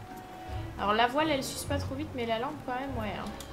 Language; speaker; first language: French; native; French